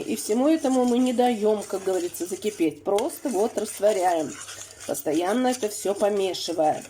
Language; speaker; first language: Russian; native; Russian